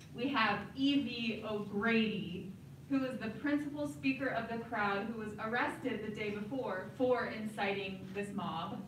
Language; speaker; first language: English; native; English